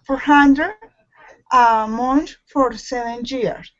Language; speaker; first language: English; non-native, learner; Spanish